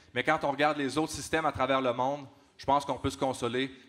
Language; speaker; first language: French; native; French